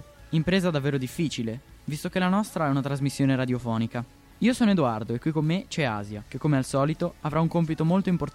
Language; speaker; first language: Italian; native; Italian